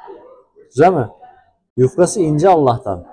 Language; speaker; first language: Turkish; native; Turkish